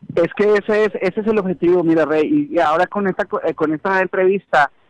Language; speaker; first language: Spanish; native; Spanish